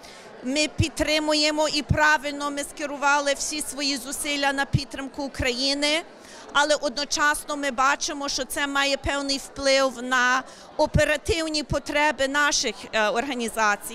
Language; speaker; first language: Ukrainian; early bilingual, heritage; English